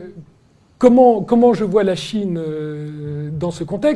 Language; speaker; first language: French; native; French